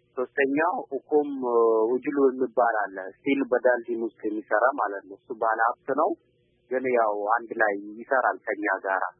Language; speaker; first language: Amharic; non-native, local second language; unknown